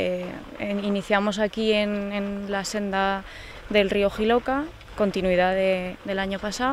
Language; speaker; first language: Spanish; native; Spanish